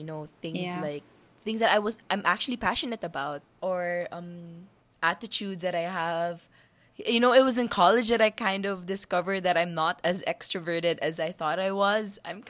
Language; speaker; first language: English; non-native, local second language; Hiligaynon